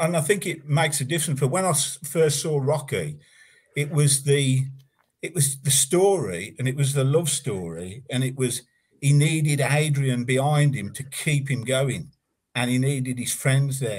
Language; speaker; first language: English; native; English